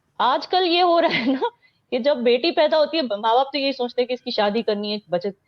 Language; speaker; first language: Hindi; non-native, local second language; Kashmiri